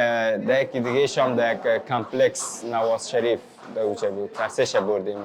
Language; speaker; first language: Persian; native; Persian